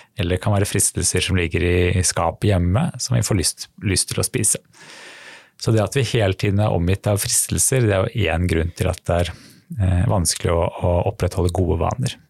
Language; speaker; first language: Norwegian; native; Norwegian